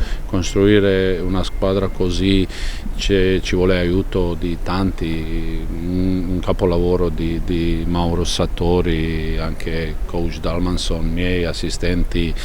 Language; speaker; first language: Italian; non-native, fluent; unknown